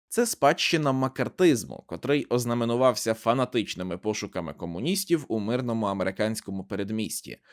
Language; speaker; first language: Ukrainian; native; Ukrainian